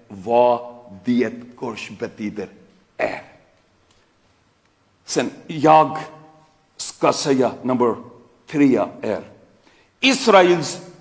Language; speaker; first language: Swedish; non-native, fluent; Urdu